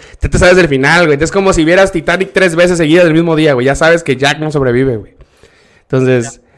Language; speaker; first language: Spanish; native; Spanish